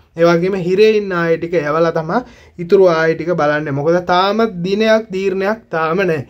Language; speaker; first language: Sinhala; native; Sinhala